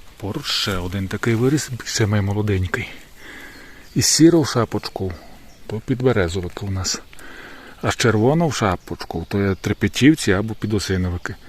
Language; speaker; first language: Ukrainian; native; Ukrainian